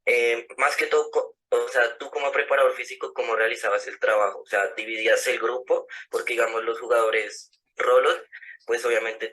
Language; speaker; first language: Spanish; native; Spanish